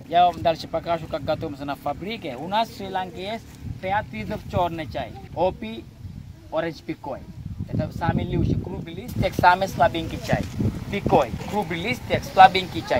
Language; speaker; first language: Russian; non-native, learner; Sinhala